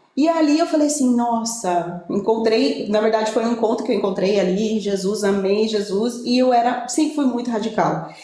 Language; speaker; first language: Portuguese; native; Portuguese